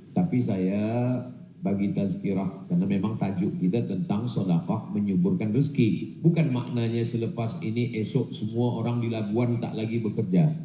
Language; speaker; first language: Malay; non-native, local second language; Minangkabau